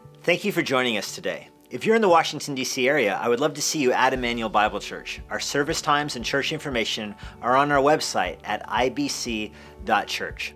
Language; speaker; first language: English; native; English